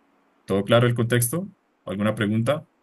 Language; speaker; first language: Spanish; non-native, fluent; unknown